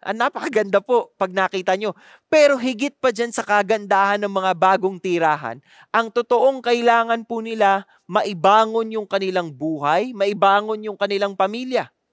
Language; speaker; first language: Filipino; native; Filipino